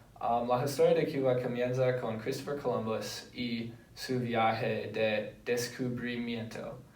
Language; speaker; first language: Spanish; non-native, learner; English